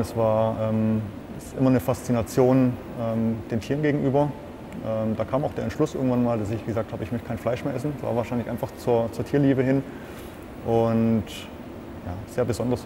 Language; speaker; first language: German; native; German